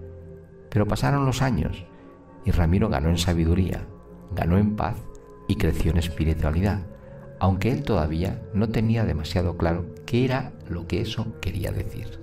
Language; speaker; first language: Spanish; native; Spanish